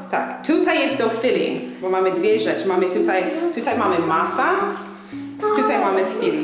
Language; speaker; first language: Polish; non-native, fluent; English